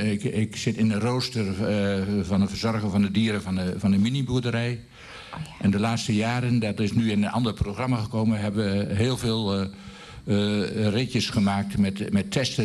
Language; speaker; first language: Dutch; native; Dutch